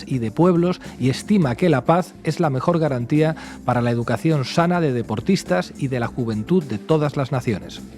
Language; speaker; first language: Spanish; native; Spanish